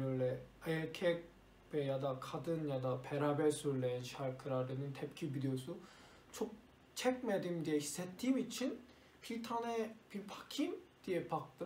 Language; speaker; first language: Turkish; non-native, learner; Korean